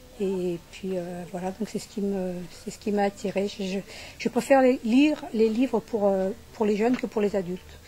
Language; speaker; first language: French; non-native, fluent; Portuguese